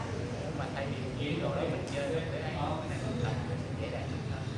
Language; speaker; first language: Vietnamese; native; Vietnamese